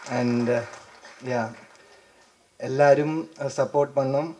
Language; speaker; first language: Tamil; non-native, learner; Malayalam